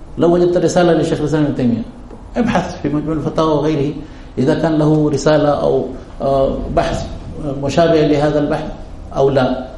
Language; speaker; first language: Arabic; non-native, fluent; Urdu